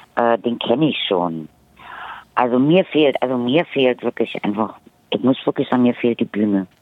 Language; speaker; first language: German; native; German